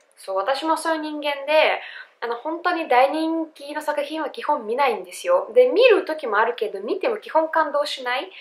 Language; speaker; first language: Japanese; non-native, fluent; Russian